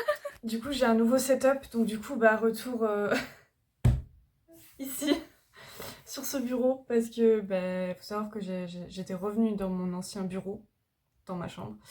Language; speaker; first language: French; native; French